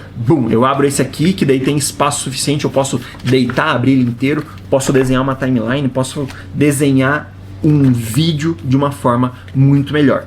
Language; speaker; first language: Portuguese; native; Portuguese